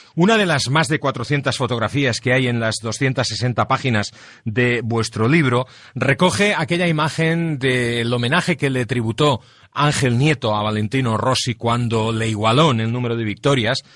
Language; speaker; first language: Spanish; non-native, local second language; Catalan